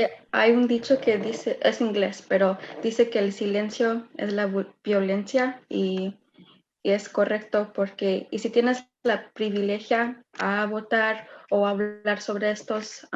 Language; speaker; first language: Spanish; early bilingual, heritage; Spanish